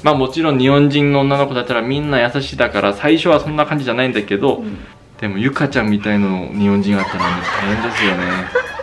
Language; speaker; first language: Japanese; non-native, fluent; Korean